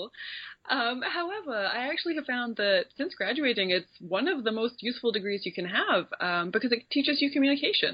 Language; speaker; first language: English; native; English